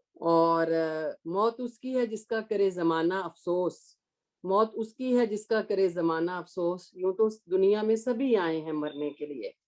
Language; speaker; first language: Urdu; native; Urdu